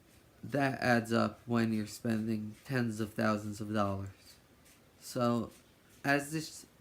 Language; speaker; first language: English; native; English